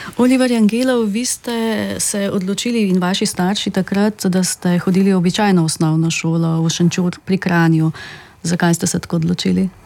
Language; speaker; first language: Slovenian; native; Slovenian